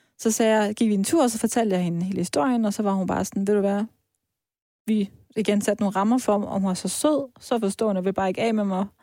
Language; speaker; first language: Danish; early bilingual, other home language; Persian